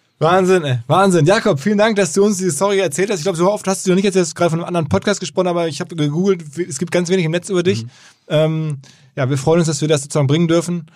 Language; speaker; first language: German; native; German